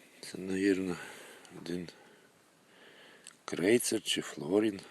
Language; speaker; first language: Ukrainian; native; Ukrainian